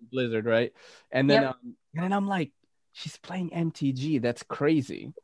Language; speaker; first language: English; native; English